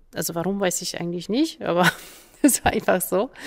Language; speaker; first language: German; non-native, fluent; Polish